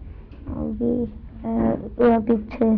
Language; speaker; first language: French; non-native, learner; English